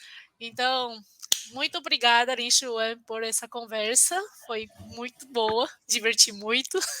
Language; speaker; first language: Portuguese; non-native, fluent; Chinese